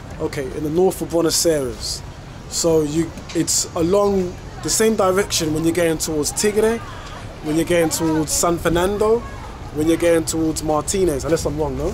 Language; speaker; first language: English; native; English